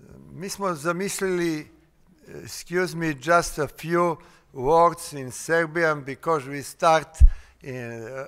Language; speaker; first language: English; non-native, fluent; Serbian